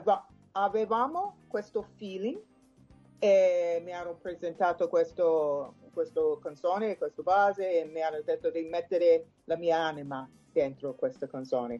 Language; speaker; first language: Italian; non-native, fluent; English